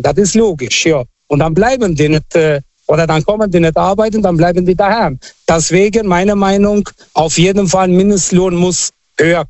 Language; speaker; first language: German; non-native, fluent; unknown